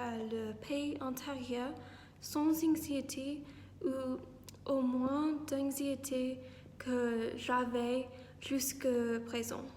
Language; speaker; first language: French; non-native, learner; English